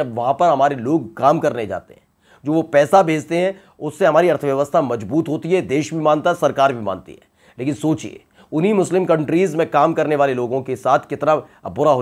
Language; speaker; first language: Hindi; native; Hindi